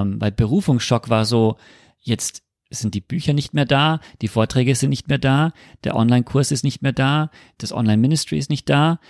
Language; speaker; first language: German; non-native, fluent; English